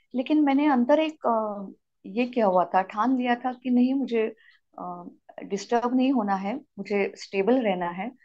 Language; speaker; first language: Hindi; non-native, local second language; Marathi